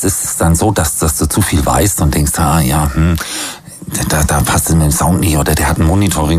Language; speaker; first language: German; native; German